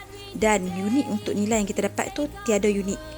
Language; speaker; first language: Malay; native; Malay